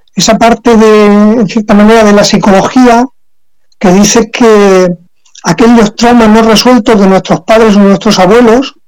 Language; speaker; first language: Spanish; native; Spanish